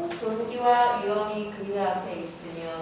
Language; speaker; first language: Korean; native; Korean